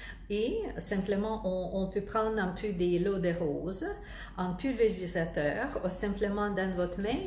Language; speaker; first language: French; non-native, fluent; Russian